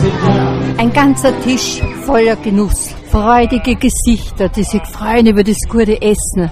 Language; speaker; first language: German; native; German